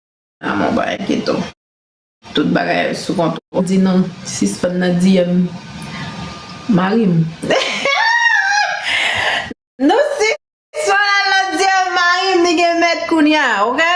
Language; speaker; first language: French; non-native, learner; Haitian Creole